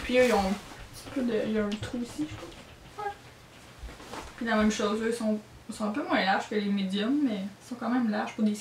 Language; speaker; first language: French; native; French